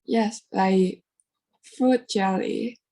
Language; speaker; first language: English; non-native, learner; Vietnamese